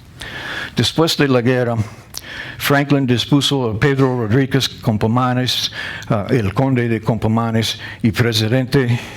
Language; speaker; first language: Spanish; non-native, learner; English